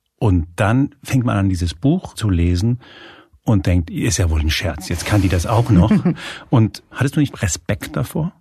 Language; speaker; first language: German; early bilingual, other home language; Spanish